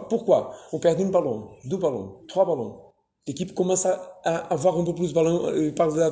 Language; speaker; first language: French; non-native, fluent; Portuguese